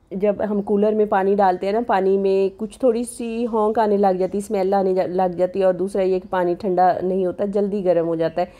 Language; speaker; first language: Urdu; native; Urdu